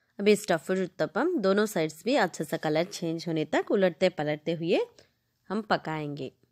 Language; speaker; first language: Hindi; non-native, local second language; Telugu